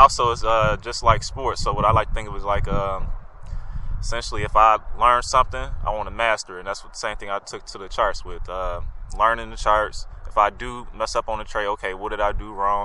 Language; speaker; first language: English; native; English